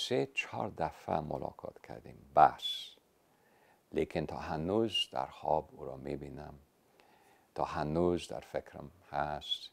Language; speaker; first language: Persian; non-native, fluent; English